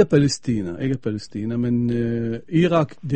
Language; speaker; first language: Danish; non-native, fluent; Arabic